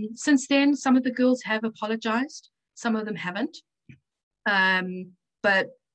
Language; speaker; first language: English; native; English